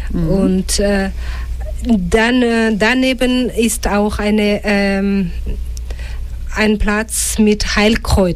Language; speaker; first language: German; non-native, fluent; Russian